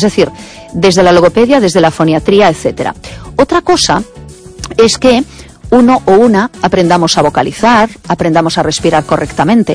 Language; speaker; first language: Spanish; native; Spanish